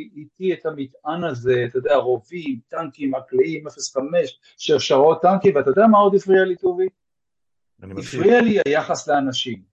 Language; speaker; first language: Hebrew; native; Hebrew